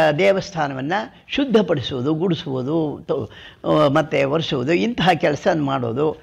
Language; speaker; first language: Kannada; non-native, local second language; Tamil